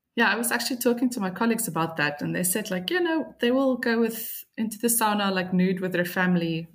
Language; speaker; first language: English; native; English